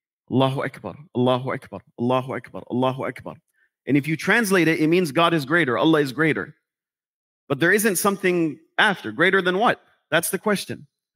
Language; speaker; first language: English; native; English